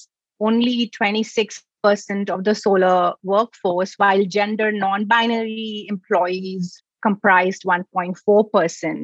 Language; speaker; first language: English; non-native, local second language; Hindi